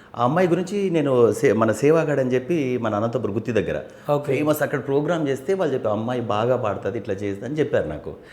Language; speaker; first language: Telugu; non-native, local second language; Lambadi